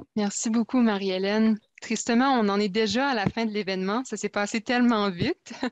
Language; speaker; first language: French; native; French